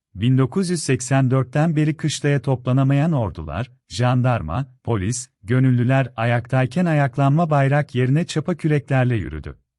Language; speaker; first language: Turkish; native; Turkish